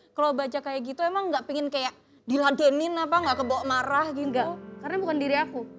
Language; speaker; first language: Indonesian; native; Indonesian